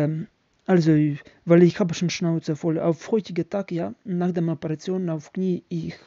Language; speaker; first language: German; non-native, learner; Ukrainian